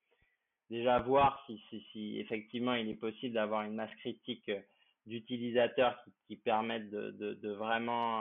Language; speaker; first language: French; native; French